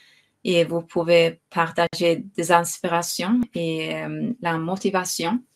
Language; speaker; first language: French; non-native, fluent; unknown